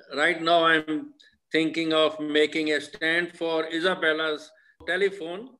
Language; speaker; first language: English; non-native, local second language; Punjabi